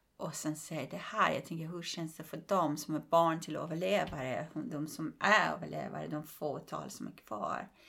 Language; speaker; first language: Swedish; non-native, fluent; Persian